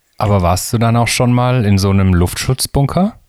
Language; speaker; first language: German; native; German